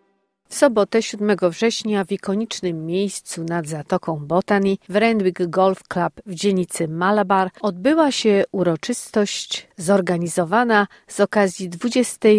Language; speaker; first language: Polish; native; Polish